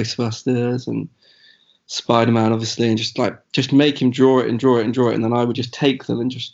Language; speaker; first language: English; native; English